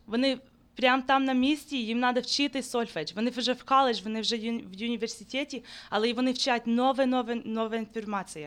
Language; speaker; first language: Ukrainian; early bilingual, heritage; Ukrainian